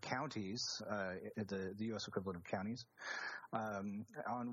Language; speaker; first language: English; native; English